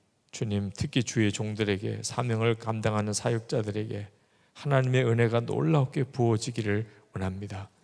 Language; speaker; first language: Korean; native; Korean